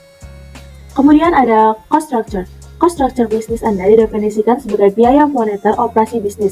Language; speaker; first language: Indonesian; native; Indonesian